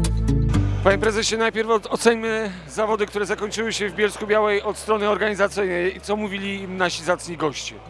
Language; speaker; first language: Polish; native; Polish